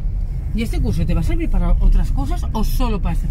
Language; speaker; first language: Spanish; native; Spanish